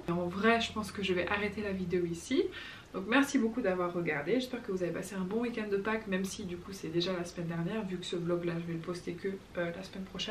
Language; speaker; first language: French; native; French